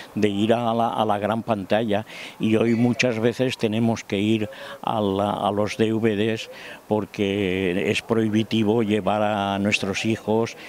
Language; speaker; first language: Spanish; native; Spanish